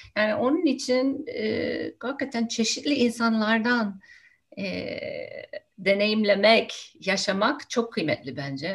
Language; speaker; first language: Turkish; non-native, fluent; English